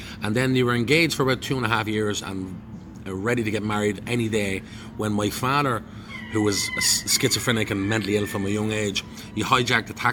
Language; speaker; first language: English; native; English